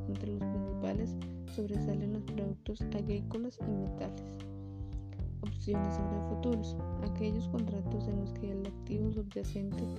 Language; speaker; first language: Spanish; native; Spanish